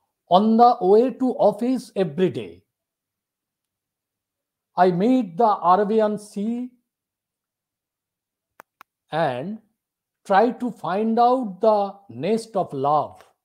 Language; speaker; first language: English; non-native, local second language; Bangla